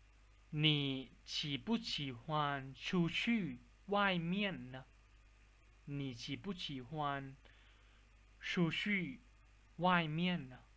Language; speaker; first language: Chinese; non-native, fluent; Lao